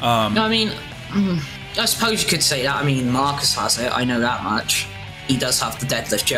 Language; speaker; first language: English; native; English